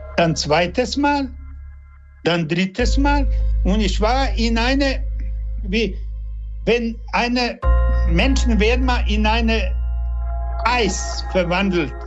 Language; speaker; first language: German; non-native, learner; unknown